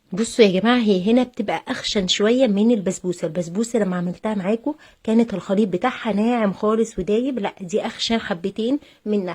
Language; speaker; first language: Arabic; native; Arabic